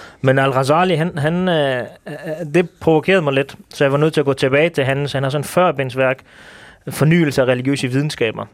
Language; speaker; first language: Danish; early bilingual, other home language; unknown